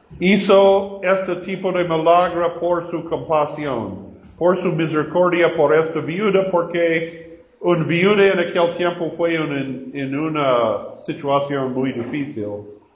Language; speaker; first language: Spanish; non-native, learner; English